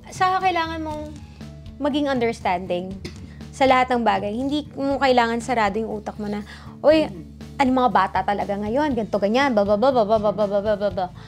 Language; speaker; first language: Filipino; early bilingual, heritage; Filipino